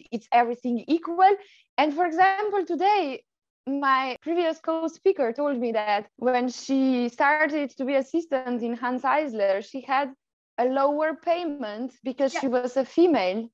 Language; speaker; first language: English; non-native, fluent; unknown